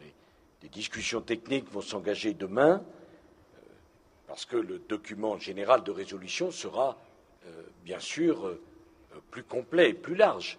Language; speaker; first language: French; native; French